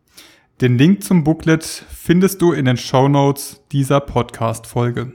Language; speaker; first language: German; native; German